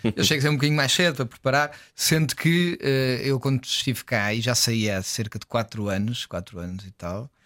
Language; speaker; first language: Portuguese; native; Portuguese